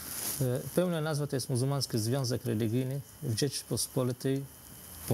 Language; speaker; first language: Polish; non-native, fluent; Arabic